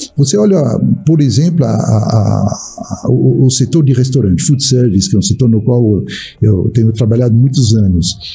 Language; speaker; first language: Portuguese; non-native, fluent; French